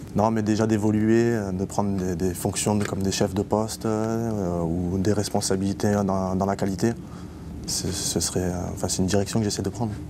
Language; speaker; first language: French; native; French